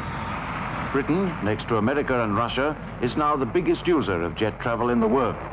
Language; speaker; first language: English; native; English